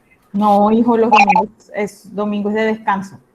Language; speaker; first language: Spanish; native; Spanish